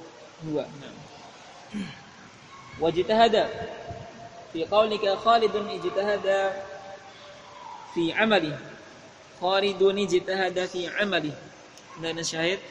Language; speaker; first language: Arabic; non-native, fluent; Indonesian